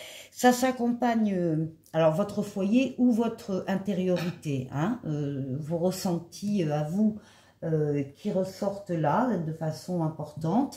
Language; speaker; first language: French; native; French